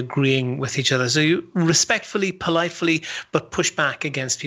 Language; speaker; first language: English; native; English